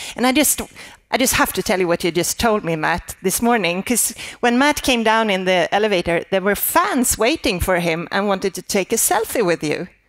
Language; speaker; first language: English; non-native, fluent; Swedish